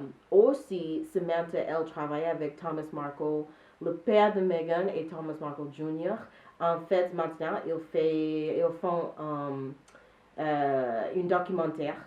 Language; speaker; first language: French; non-native, learner; English